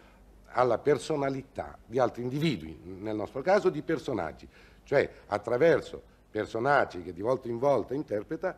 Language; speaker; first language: Italian; native; Italian